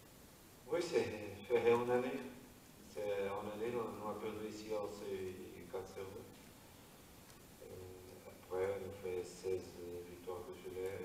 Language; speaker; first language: French; non-native, learner; Portuguese